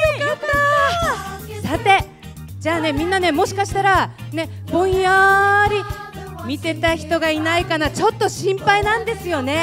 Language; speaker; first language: Japanese; native; Japanese